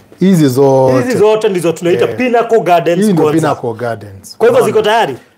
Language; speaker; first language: Swahili; native; Swahili